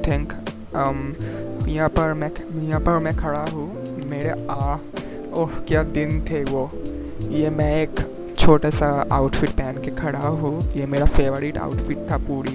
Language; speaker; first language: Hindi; non-native, local second language; Bangla